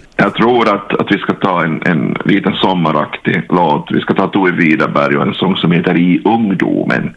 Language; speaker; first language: Swedish; native; Swedish